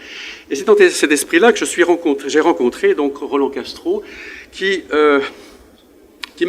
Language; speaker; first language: French; native; French